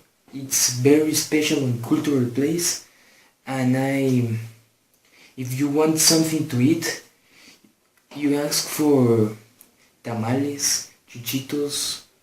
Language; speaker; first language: English; non-native, learner; Spanish